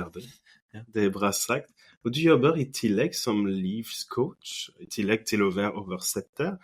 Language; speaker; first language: Norwegian; non-native, fluent; French